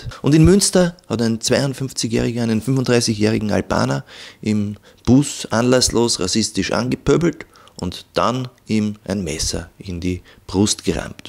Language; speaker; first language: German; native; German